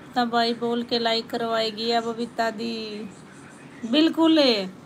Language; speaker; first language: Hindi; native; Hindi